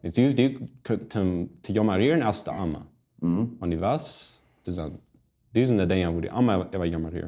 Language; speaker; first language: German; non-native, learner; Plautdietsch